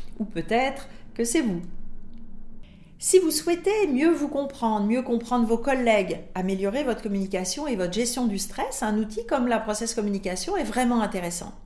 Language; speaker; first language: French; native; French